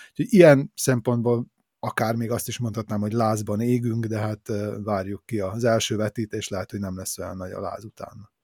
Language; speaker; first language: Hungarian; native; Hungarian